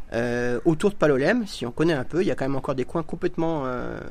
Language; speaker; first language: French; native; French